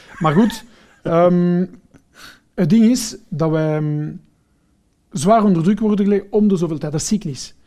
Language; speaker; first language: Dutch; early bilingual, other home language; Portuguese